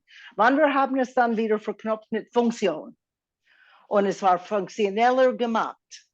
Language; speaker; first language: German; non-native, fluent; English